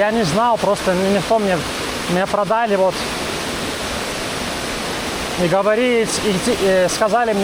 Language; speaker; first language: Russian; non-native, learner; Lithuanian